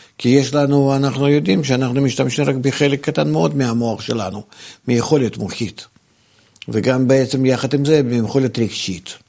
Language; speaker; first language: Hebrew; non-native, fluent; Russian